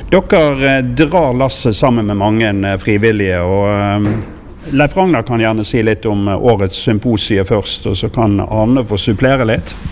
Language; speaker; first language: Norwegian; native; Norwegian